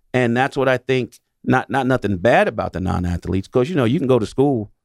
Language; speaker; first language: English; native; English